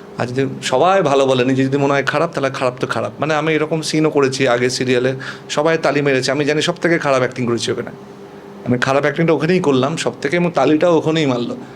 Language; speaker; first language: Bangla; non-native, local second language; Punjabi